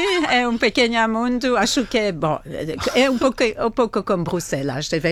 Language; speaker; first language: Portuguese; non-native, fluent; French